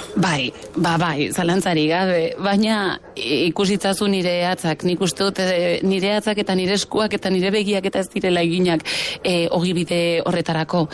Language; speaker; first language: Basque; non-native, local second language; Spanish